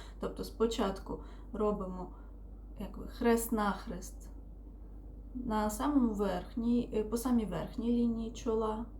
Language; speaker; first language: Ukrainian; non-native, local second language; Russian